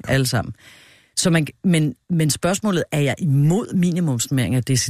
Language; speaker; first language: Danish; native; Danish